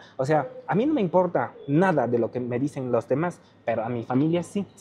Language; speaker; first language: Spanish; non-native, fluent; Chinese